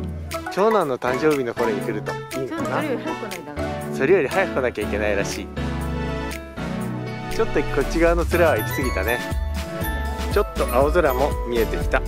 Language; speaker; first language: Japanese; native; Japanese